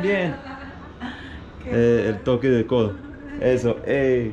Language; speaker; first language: Spanish; non-native, learner; English